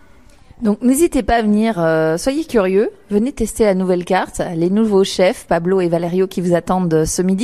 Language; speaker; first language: French; native; French